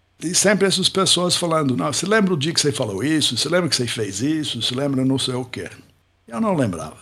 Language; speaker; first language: Portuguese; non-native, fluent; English